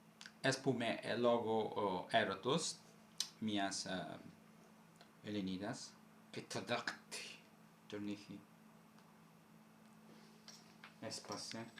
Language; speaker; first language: Greek; non-native, fluent; Italian